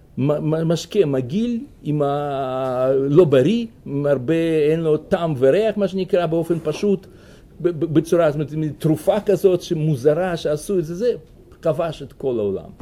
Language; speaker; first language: Hebrew; non-native, fluent; Russian